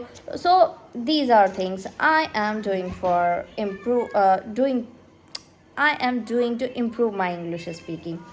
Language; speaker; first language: English; non-native, learner; Hindi